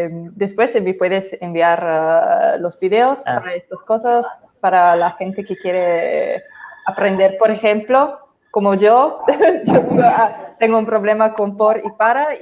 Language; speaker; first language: Spanish; non-native, fluent; English